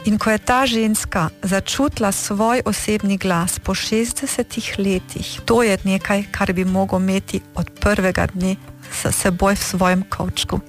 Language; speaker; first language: Slovenian; early bilingual, heritage; Slovenian